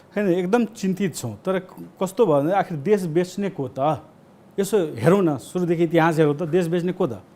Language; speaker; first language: Nepali; non-native, local second language; Maithili